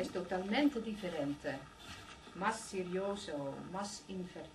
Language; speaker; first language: Spanish; non-native, learner; Dutch